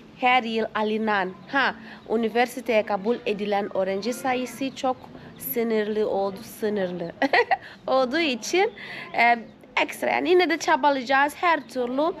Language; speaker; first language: Turkish; non-native, fluent; Portuguese